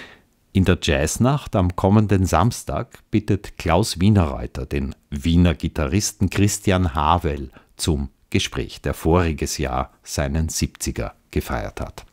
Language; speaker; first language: German; native; German